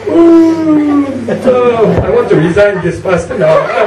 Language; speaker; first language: English; non-native, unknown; Japanese